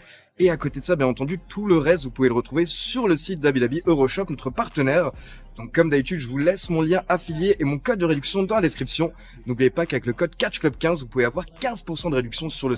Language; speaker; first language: French; native; French